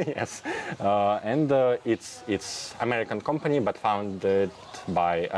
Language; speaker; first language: English; non-native, fluent; Russian